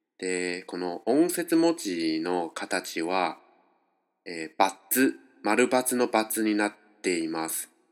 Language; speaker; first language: Japanese; non-native, fluent; Chinese